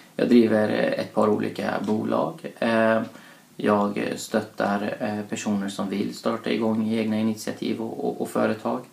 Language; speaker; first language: Swedish; early bilingual, other home language; Persian